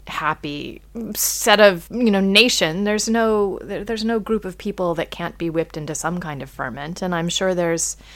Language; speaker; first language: English; native; English